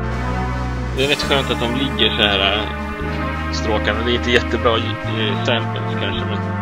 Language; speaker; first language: Swedish; native; Swedish